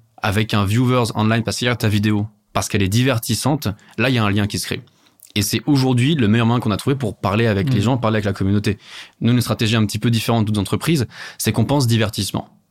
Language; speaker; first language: French; native; French